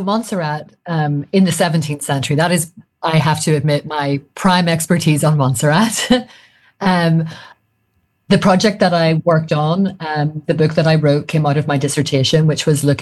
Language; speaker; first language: English; native; English